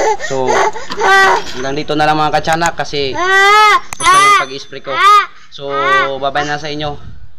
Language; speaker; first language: Filipino; non-native, local second language; Cebuano